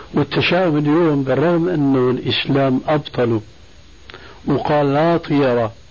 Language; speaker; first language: Arabic; early bilingual, other home language; Albanian